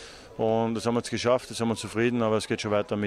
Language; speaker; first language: German; native; German